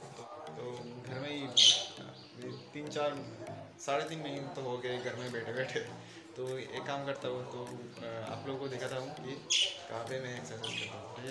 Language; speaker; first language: Hindi; non-native, local second language; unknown